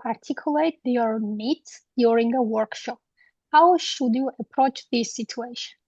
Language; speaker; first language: English; non-native, fluent; Georgian